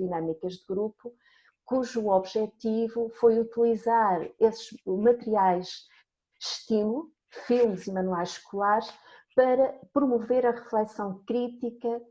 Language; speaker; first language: Portuguese; native; Portuguese